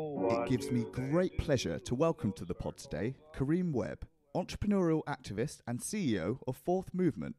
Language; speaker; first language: English; native; English